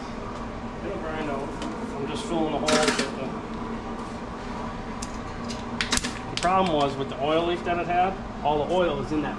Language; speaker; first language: English; native; English